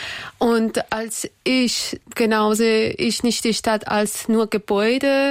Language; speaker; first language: German; non-native, learner; Persian